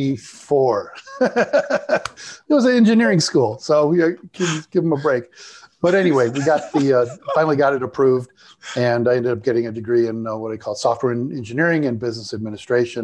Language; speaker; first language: English; native; English